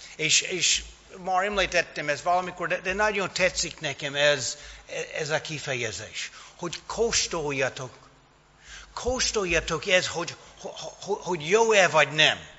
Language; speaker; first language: Hungarian; non-native, fluent; English